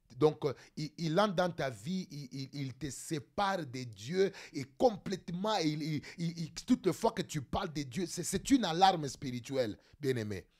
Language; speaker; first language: French; non-native, local second language; Lingala